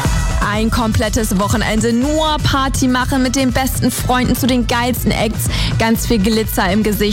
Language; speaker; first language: German; native; German